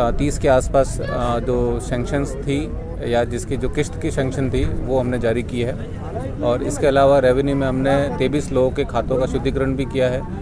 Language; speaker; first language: Hindi; native; Hindi